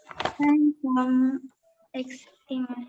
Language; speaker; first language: English; non-native, learner; Indonesian